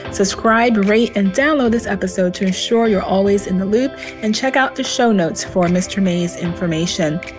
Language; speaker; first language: English; native; English